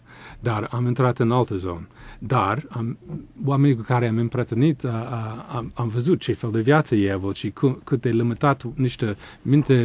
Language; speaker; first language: Romanian; non-native, fluent; English